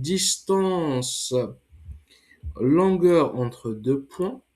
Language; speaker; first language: French; non-native, fluent; English